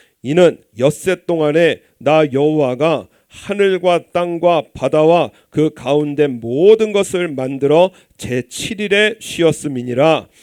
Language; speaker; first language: Korean; native; Korean